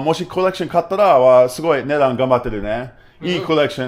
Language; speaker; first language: Japanese; non-native, learner; English